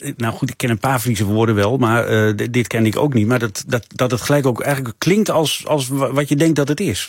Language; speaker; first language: Dutch; native; Dutch